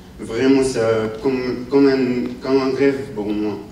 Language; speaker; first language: French; non-native, learner; Arabic